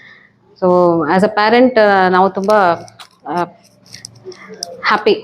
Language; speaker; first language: Kannada; non-native, local second language; Tamil